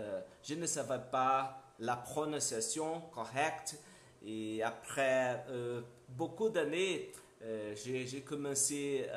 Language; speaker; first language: French; non-native, learner; Portuguese